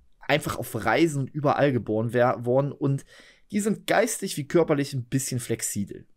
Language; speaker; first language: German; native; German